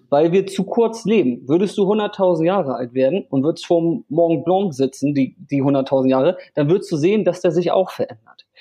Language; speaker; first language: German; native; German